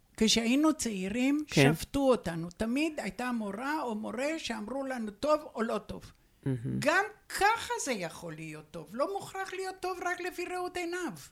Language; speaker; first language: Hebrew; non-native, fluent; Romanian